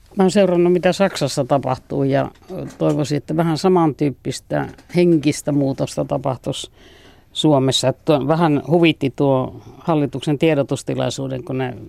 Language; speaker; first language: Finnish; native; Finnish